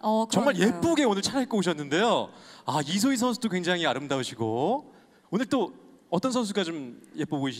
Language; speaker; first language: Korean; native; Korean